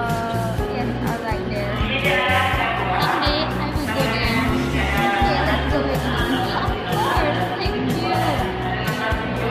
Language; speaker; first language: English; non-native, learner; Indonesian